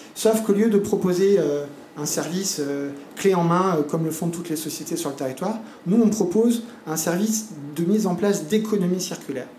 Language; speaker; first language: French; native; French